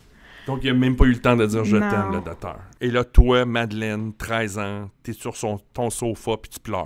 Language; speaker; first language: French; native; French